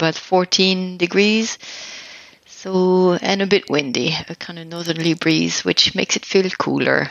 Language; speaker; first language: English; non-native, fluent; French